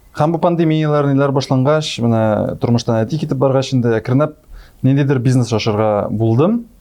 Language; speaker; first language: Tatar; native; Tatar